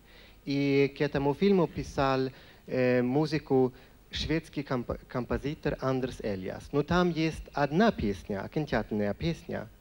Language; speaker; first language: Russian; non-native, fluent; Swedish